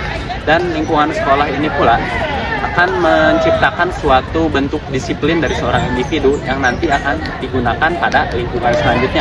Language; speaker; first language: Indonesian; native; Indonesian